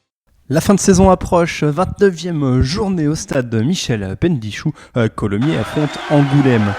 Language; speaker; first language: French; native; French